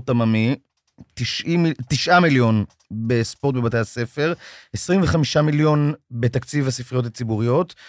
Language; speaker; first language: Hebrew; native; Hebrew